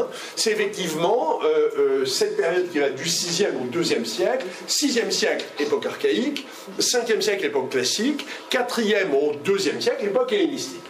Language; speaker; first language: French; native; French